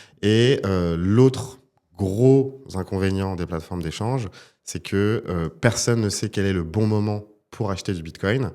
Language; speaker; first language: French; native; French